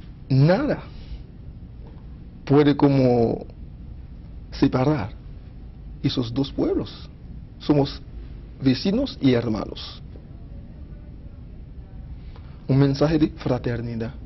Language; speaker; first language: Spanish; non-native, fluent; Haitian Creole